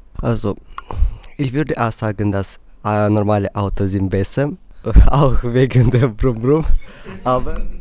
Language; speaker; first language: German; early bilingual, other home language; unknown